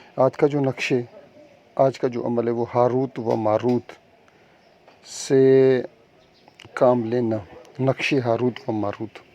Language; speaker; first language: Urdu; non-native, local second language; Sindhi